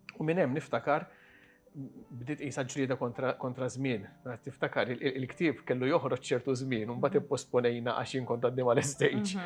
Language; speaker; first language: Maltese; native; Maltese